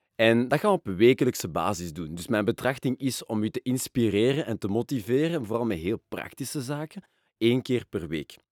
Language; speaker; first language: Dutch; non-native, local second language; French